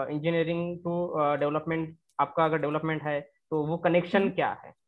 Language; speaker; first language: Hindi; non-native, local second language; Marathi